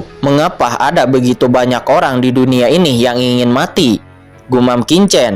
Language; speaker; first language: Indonesian; native; Indonesian